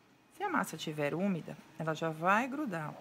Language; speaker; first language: Portuguese; native; Portuguese